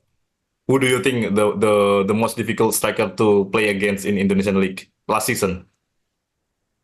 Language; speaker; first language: English; non-native, learner; Indonesian